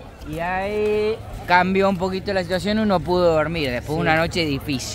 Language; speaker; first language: Spanish; native; Spanish